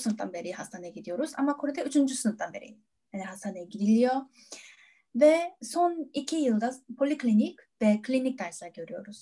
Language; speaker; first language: Turkish; non-native, fluent; Korean